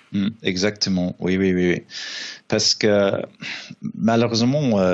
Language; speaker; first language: French; non-native, fluent; English